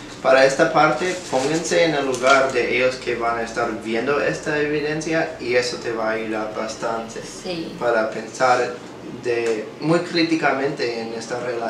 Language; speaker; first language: Spanish; non-native, fluent; English